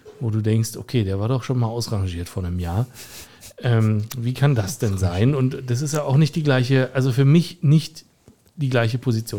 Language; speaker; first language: German; native; German